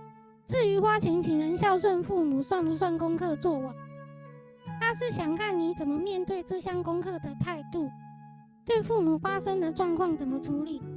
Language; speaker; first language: Chinese; native; Chinese